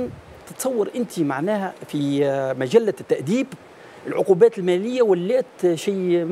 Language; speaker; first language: Arabic; native; Arabic